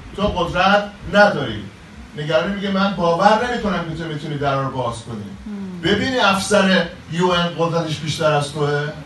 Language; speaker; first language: Persian; native; Persian